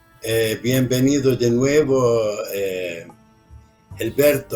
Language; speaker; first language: Spanish; non-native, fluent; Arabic